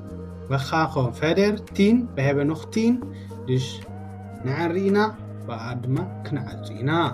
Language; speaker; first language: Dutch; non-native, learner; Tigrinya